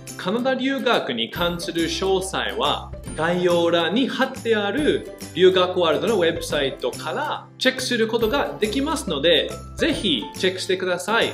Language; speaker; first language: Japanese; non-native, fluent; English